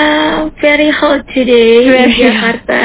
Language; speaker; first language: English; non-native, learner; Indonesian